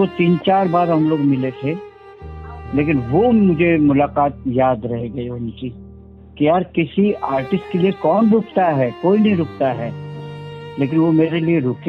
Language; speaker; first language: Hindi; native; Hindi